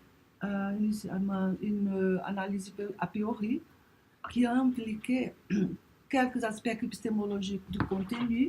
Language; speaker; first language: French; non-native, learner; Portuguese